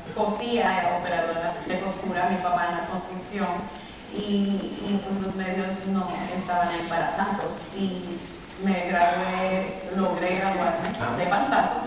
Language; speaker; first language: Spanish; early bilingual, heritage; Spanish